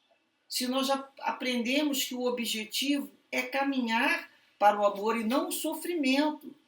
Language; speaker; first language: Portuguese; native; Portuguese